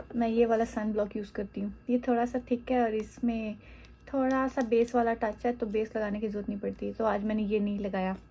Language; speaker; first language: Urdu; native; Urdu